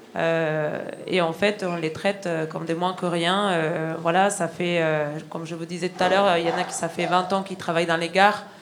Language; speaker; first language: French; non-native, fluent; Spanish